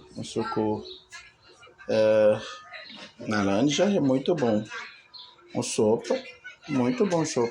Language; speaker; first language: Portuguese; non-native, learner; Haitian Creole